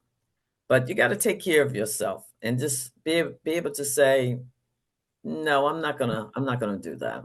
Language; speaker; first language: English; native; English